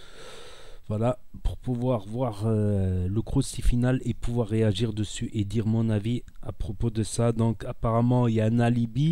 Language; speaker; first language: French; native; French